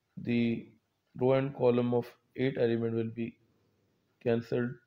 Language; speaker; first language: English; non-native, local second language; Urdu